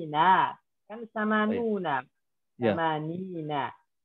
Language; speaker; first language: Indonesian; native; Indonesian